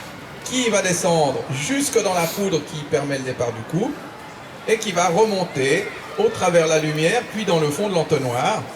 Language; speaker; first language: French; native; French